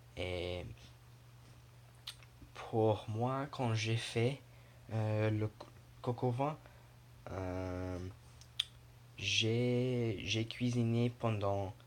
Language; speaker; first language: French; non-native, learner; English